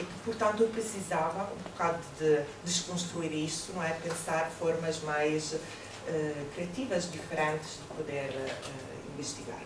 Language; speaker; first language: Portuguese; non-native, fluent; Italian